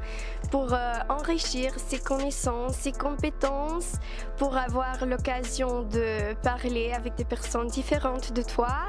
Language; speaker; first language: French; non-native, learner; Romanian